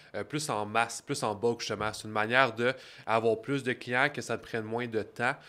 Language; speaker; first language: French; native; French